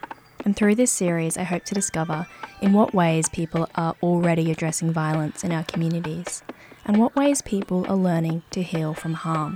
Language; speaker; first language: English; native; English